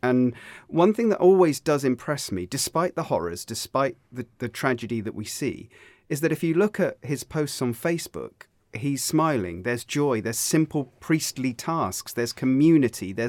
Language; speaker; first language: English; native; English